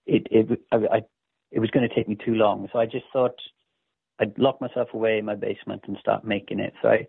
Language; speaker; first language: English; native; English